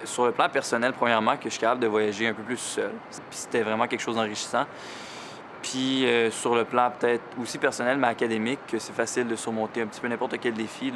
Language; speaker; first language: French; native; French